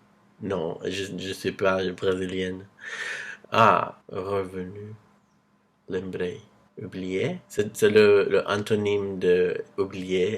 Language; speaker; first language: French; non-native, learner; Portuguese